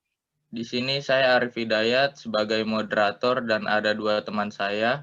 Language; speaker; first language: Indonesian; native; Indonesian